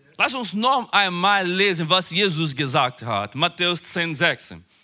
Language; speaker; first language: German; non-native, learner; Portuguese